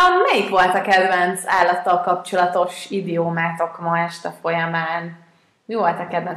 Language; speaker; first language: Hungarian; native; Hungarian